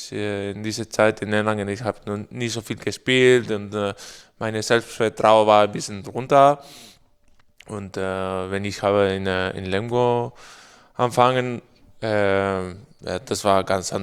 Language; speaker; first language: German; non-native, learner; Spanish